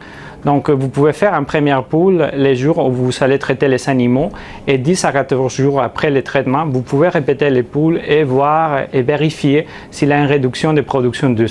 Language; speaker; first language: French; non-native, fluent; Spanish